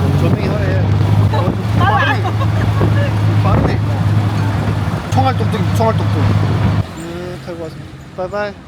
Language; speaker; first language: Korean; native; Korean